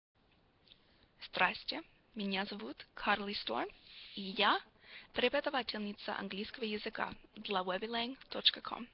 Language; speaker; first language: Russian; non-native, fluent; English